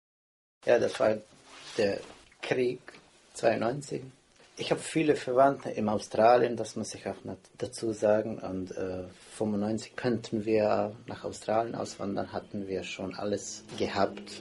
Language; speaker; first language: German; non-native, fluent; Croatian